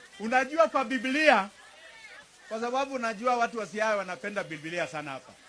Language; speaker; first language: Swahili; non-native, local second language; Kikuyu